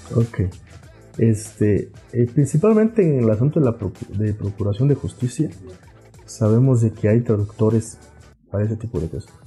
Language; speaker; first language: Spanish; non-native, local second language; Zapotec